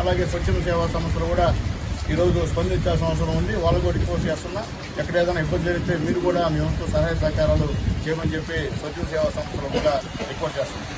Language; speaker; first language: Telugu; native; Telugu